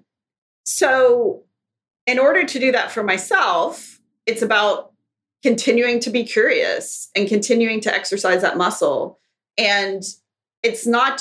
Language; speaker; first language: English; native; English